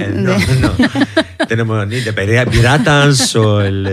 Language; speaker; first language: Spanish; non-native, learner; English